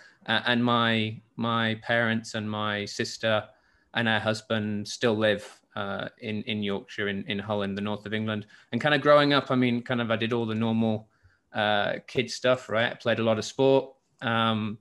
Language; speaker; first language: English; native; English